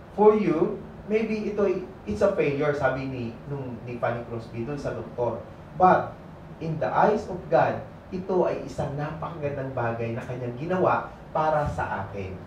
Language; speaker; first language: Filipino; native; Filipino